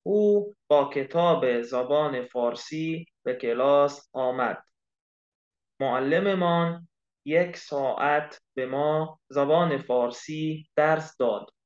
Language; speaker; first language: Persian; non-native, fluent; Arabic